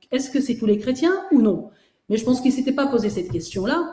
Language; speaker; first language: French; native; French